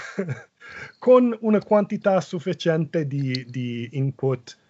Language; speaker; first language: Italian; non-native, fluent; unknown